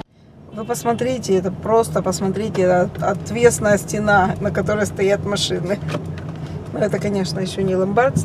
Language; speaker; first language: Russian; native; Russian